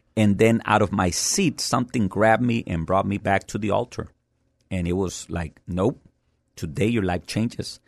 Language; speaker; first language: English; early bilingual, other home language; Spanish